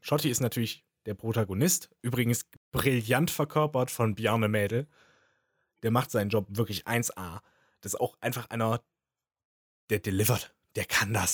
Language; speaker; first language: German; native; German